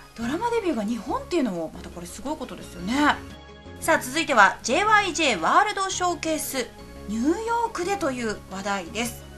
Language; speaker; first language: Japanese; native; Japanese